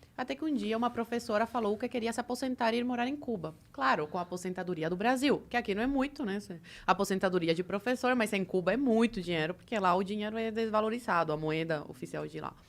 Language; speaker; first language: Portuguese; non-native, fluent; Spanish